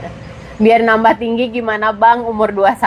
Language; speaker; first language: Indonesian; native; Indonesian